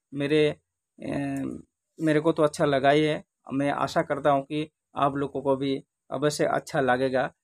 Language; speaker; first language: Hindi; non-native, local second language; Bangla